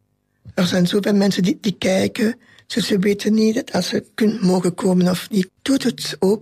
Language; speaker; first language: Dutch; non-native, local second language; French